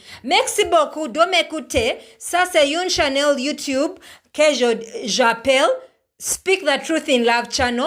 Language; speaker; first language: French; non-native, learner; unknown